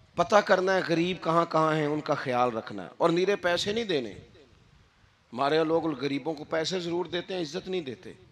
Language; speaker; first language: Urdu; non-native, local second language; Punjabi